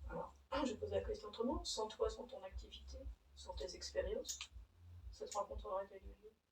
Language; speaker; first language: French; native; French